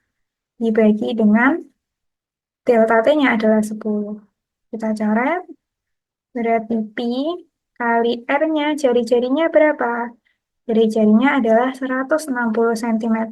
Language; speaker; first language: Indonesian; native; Indonesian